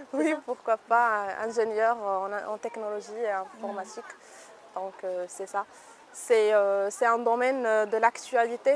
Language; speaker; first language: French; non-native, local second language; Arabic